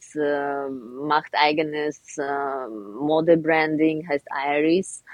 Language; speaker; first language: German; non-native, fluent; Russian